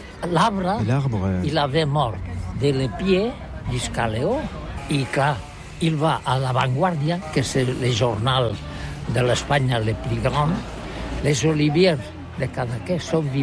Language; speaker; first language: French; non-native, learner; Catalan